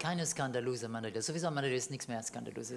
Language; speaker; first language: German; non-native, learner; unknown